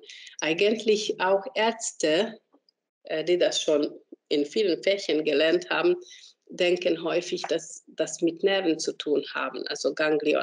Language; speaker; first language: German; non-native, fluent; Hungarian